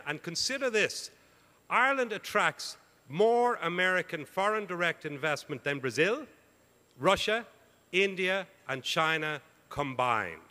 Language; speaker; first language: English; native; English